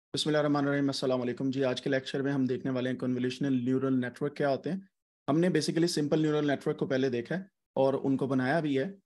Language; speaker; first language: Urdu; non-native, local second language; Punjabi